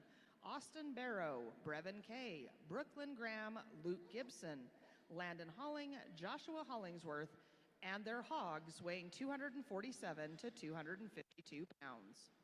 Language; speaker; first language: English; native; English